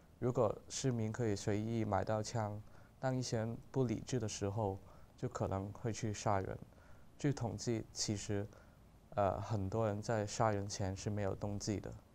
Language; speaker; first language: Chinese; non-native, local second language; Cantonese